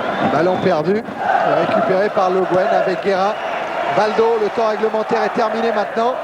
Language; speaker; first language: French; native; French